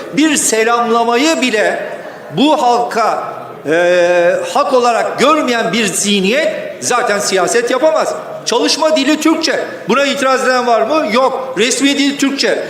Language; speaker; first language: Turkish; non-native, local second language; Kurdish